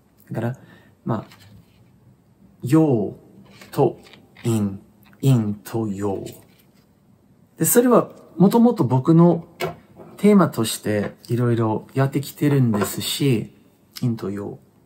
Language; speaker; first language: Japanese; non-native, fluent; English